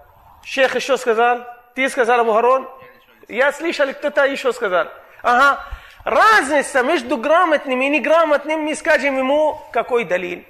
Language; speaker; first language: Russian; non-native, fluent; Arabic